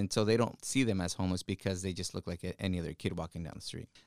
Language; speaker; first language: English; early bilingual, other home language; Spanish